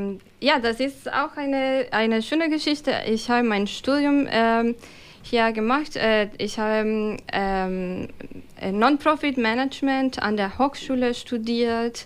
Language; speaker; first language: German; non-native, fluent; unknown